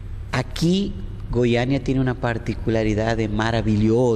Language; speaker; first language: Portuguese; non-native, fluent; Spanish